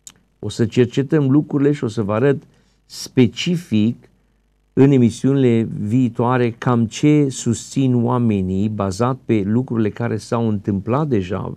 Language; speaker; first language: Romanian; native; Romanian